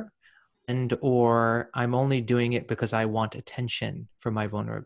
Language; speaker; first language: English; native; English